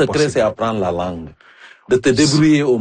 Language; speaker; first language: French; non-native, local second language; Wolof